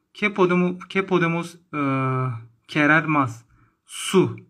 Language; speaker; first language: Spanish; non-native, learner; Turkish